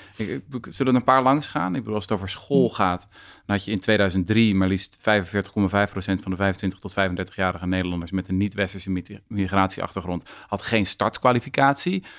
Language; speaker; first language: Dutch; native; Dutch